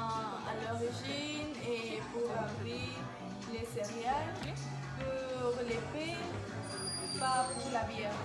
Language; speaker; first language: French; non-native, learner; Spanish